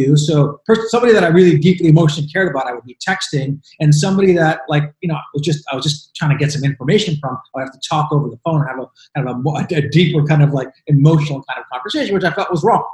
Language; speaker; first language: English; native; English